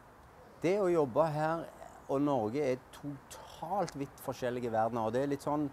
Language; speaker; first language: Norwegian; native; Norwegian